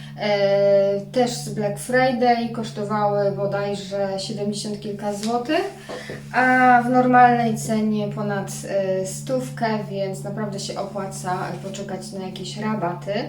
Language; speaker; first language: Polish; native; Polish